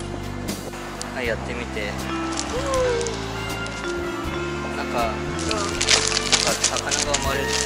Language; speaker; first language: Japanese; native; Japanese